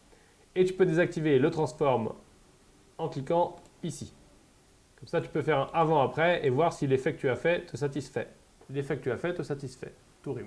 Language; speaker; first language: French; native; French